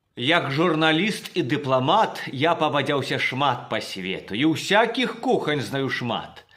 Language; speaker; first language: Belarusian; native; Belarusian